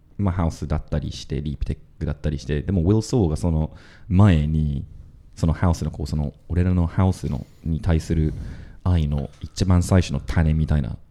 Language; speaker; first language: Japanese; non-native, fluent; English